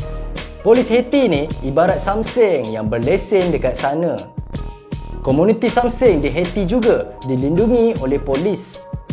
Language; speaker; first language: Malay; native; Malay